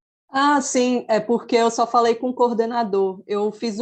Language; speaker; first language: Portuguese; native; Portuguese